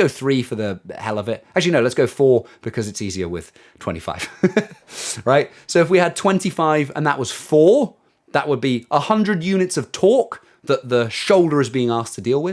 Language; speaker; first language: English; native; English